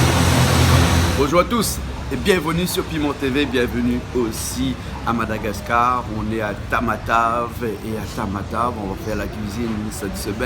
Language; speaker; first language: French; native; French